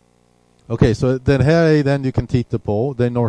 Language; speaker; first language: Swedish; non-native, fluent; English